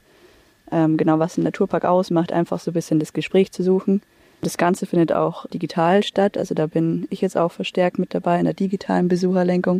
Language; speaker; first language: German; native; German